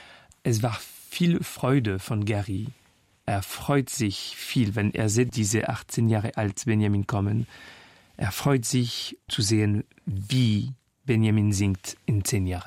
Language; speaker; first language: German; non-native, fluent; French